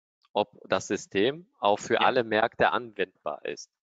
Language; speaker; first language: German; native; German